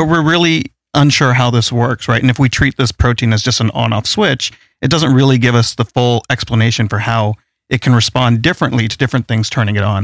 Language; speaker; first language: English; early bilingual, other home language; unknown